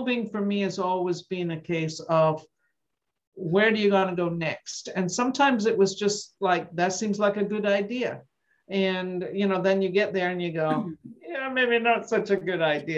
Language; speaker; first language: English; native; English